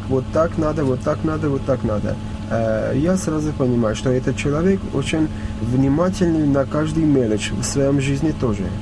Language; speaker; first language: Russian; non-native, fluent; Armenian